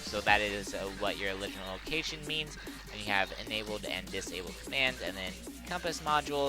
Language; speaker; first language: English; native; English